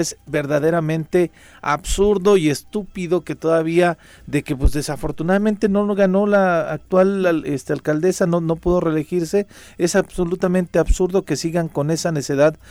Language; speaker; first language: Spanish; native; Spanish